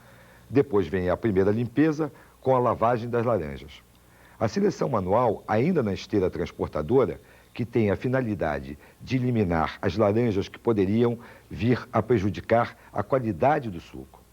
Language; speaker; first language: Portuguese; native; Portuguese